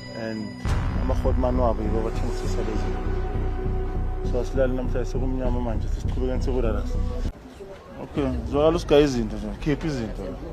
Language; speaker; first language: Zulu; native; Zulu